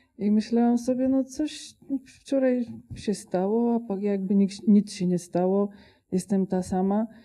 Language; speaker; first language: Polish; non-native, fluent; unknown